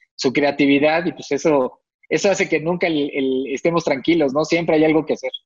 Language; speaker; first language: Spanish; native; Spanish